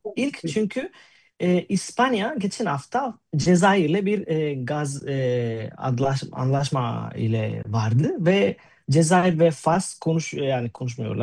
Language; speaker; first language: Turkish; non-native, fluent; Spanish